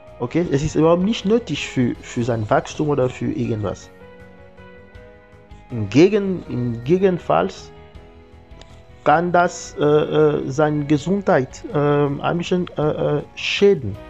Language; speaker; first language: German; non-native, learner; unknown